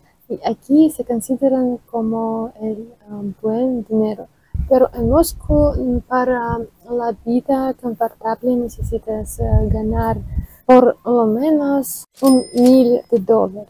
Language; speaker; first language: Spanish; non-native, learner; Russian